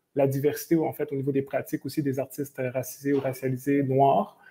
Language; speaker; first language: French; native; French